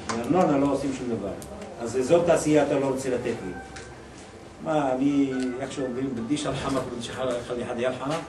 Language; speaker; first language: Hebrew; non-native, local second language; Arabic